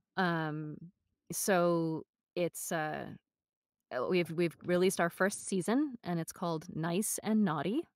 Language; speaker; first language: English; native; English